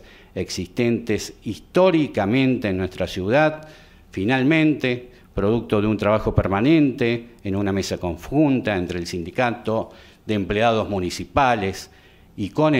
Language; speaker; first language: Spanish; native; Spanish